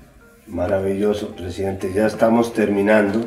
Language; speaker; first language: Portuguese; non-native, learner; Spanish